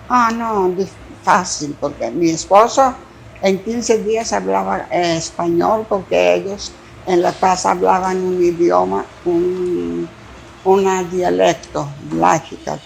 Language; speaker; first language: Spanish; non-native, fluent; Greek